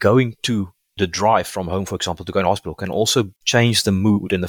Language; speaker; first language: English; non-native, local second language; Afrikaans